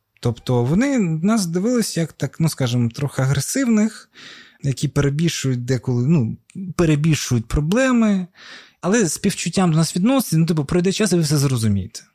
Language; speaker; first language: Ukrainian; non-native, local second language; Russian